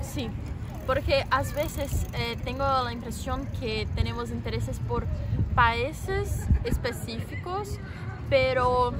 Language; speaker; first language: Spanish; non-native, learner; Portuguese